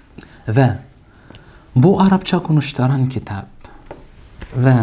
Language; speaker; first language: Turkish; non-native, fluent; Arabic